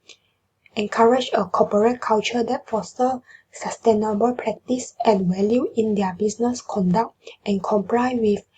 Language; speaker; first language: English; non-native, learner; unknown